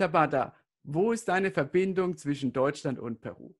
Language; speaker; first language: German; native; German